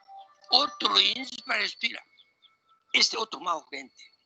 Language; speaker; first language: Portuguese; non-native, learner; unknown